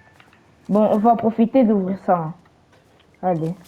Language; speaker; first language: French; native; French